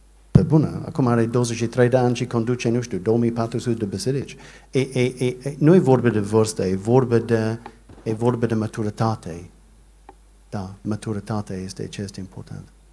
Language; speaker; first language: Romanian; non-native, learner; English